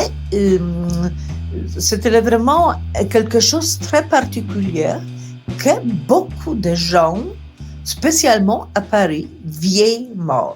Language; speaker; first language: French; non-native, fluent; Polish